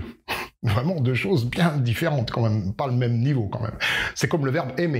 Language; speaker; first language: French; native; French